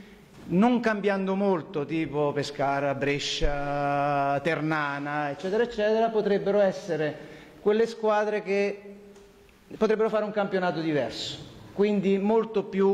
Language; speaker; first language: Italian; native; Italian